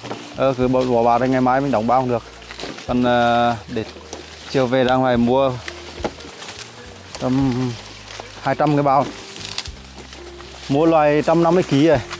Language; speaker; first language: Vietnamese; native; Vietnamese